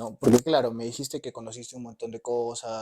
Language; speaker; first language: Spanish; native; Spanish